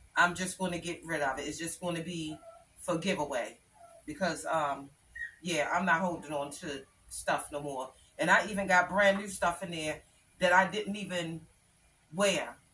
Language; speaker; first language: English; native; English